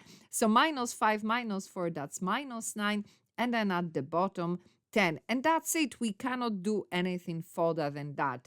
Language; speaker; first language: English; non-native, fluent; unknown